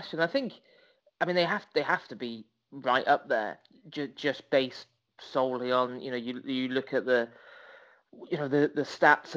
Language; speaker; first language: English; native; English